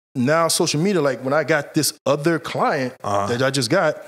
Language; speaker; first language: English; native; English